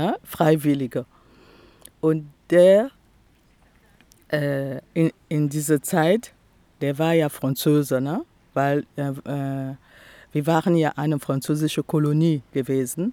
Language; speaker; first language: German; non-native, fluent; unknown